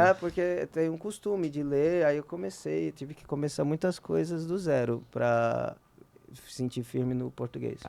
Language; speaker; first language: Portuguese; early bilingual, heritage; Portuguese